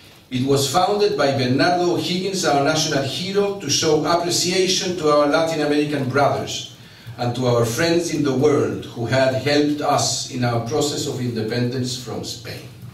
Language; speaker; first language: English; non-native, fluent; Spanish